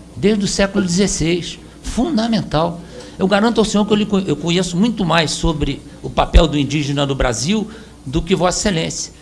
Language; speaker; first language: Portuguese; native; Portuguese